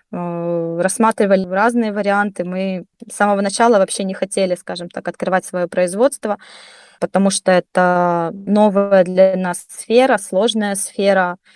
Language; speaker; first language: Russian; native; Russian